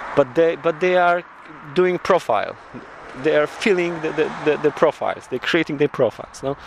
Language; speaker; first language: English; non-native, learner; Polish